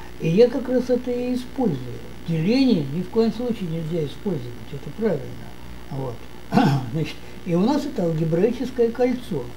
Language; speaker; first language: Russian; native; Russian